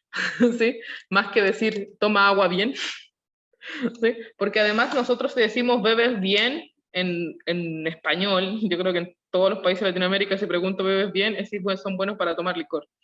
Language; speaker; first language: Spanish; non-native, learner; Korean